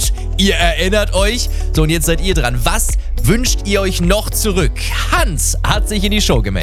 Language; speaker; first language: German; native; German